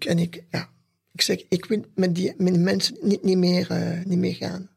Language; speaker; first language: Dutch; non-native, local second language; French